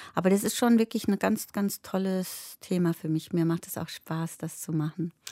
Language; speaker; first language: German; early bilingual, other home language; Turkish